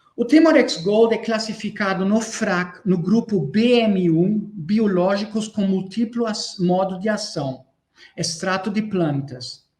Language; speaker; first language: Portuguese; non-native, fluent; German